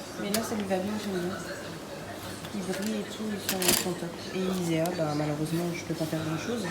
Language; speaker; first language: French; native; French